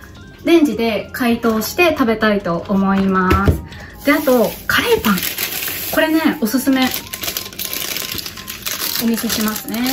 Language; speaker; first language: Japanese; native; Japanese